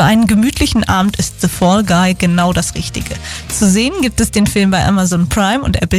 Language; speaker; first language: German; native; German